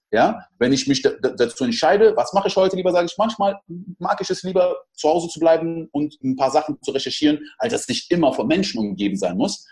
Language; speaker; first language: German; early bilingual, other home language; French